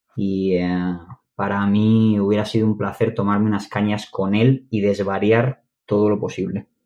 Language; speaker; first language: Spanish; native; Spanish